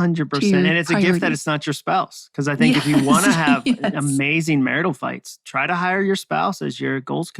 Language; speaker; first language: English; native; English